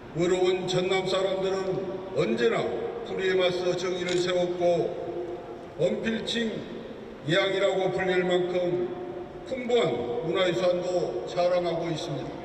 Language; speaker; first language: Korean; native; Korean